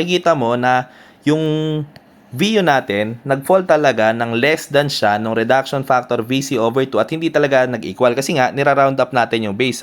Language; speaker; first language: Filipino; native; Filipino